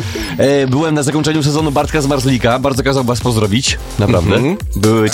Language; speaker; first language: Polish; native; Polish